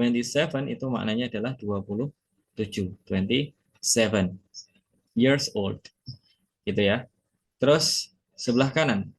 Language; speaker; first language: Indonesian; native; Indonesian